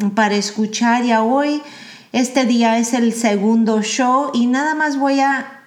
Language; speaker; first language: Spanish; early bilingual, heritage; Spanish